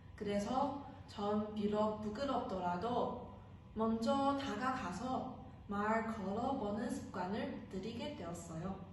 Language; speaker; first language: Korean; non-native, fluent; Chinese